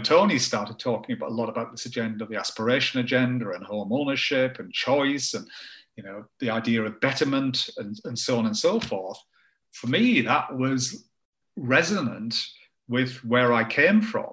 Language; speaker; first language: English; native; English